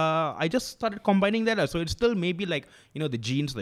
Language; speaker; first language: English; non-native, local second language; Tamil